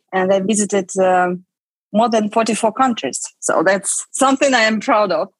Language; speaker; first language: English; non-native, fluent; Russian